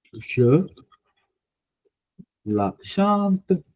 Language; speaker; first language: French; non-native, fluent; Punjabi